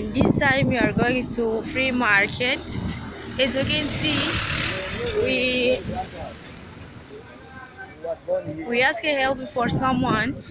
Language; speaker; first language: English; non-native, learner; Portuguese